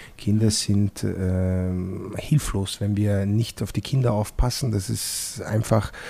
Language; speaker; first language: German; non-native, fluent; Italian